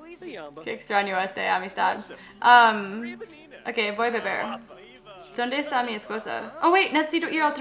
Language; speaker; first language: Spanish; non-native, learner; English